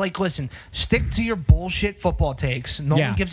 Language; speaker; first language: English; native; English